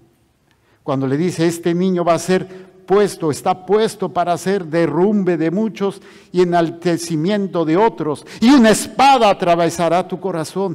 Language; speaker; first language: Spanish; native; Spanish